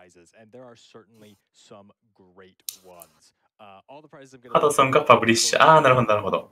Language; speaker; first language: Japanese; native; Japanese